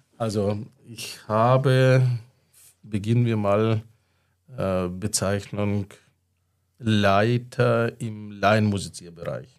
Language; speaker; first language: German; non-native, fluent; Russian